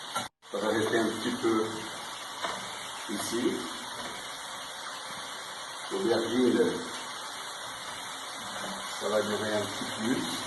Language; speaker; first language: French; non-native, learner; Portuguese